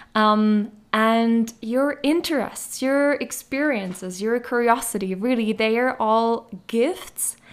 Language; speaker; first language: English; non-native, fluent; German